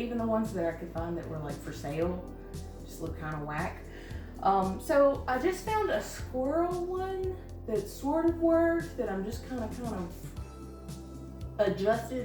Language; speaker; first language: English; native; English